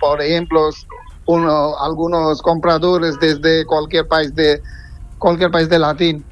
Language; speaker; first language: Spanish; non-native, fluent; Bangla